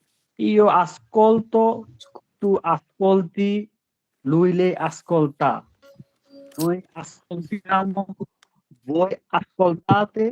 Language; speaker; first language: Italian; non-native, learner; Bangla